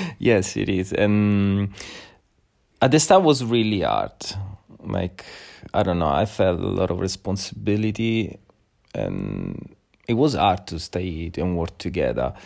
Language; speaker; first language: English; non-native, fluent; Italian